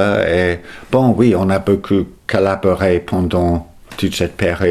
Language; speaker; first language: French; non-native, fluent; English